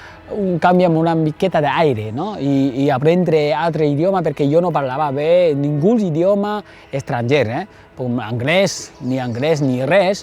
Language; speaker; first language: Catalan; non-native, fluent; Chinese